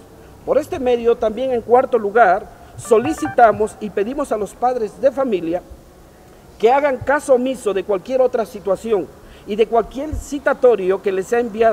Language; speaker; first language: Spanish; native; Spanish